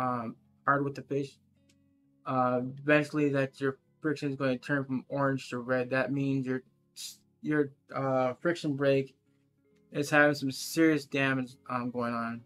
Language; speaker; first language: English; native; English